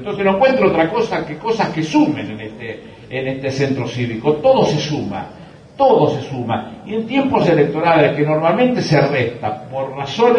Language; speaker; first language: Spanish; native; Spanish